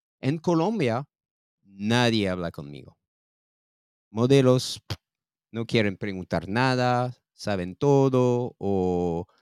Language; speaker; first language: Spanish; non-native, learner; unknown